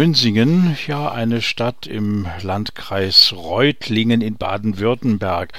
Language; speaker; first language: German; native; German